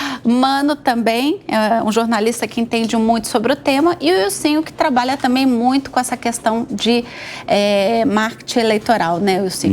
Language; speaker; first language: Portuguese; native; Portuguese